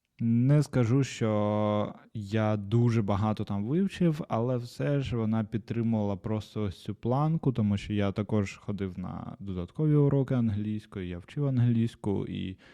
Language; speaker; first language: Ukrainian; non-native, local second language; Russian